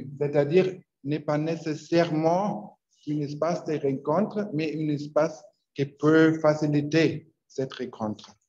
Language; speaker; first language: French; non-native, learner; Spanish